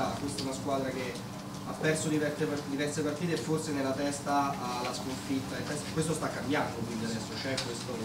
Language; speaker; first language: Italian; native; Italian